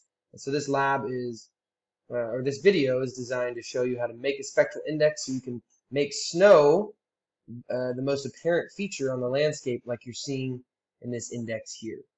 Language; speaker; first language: English; native; English